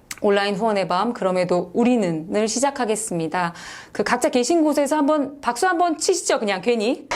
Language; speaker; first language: Korean; native; Korean